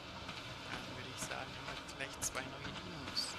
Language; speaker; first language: German; native; German